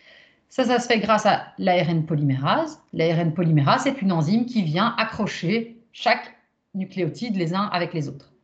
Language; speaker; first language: French; native; French